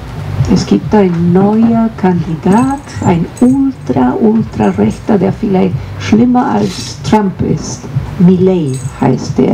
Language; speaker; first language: German; non-native, fluent; Spanish